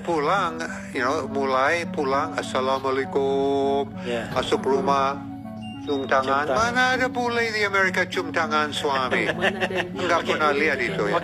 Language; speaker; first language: Indonesian; non-native, fluent; English